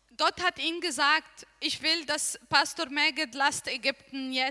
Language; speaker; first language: German; non-native, learner; Arabic